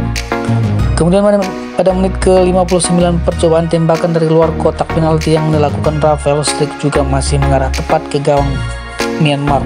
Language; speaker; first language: Indonesian; native; Indonesian